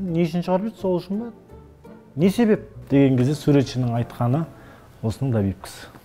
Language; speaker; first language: Kazakh; native; Kazakh